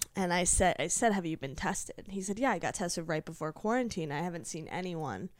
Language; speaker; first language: English; native; English